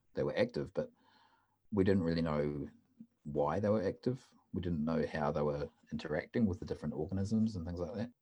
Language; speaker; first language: English; native; English